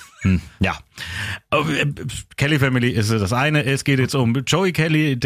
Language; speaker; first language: German; native; German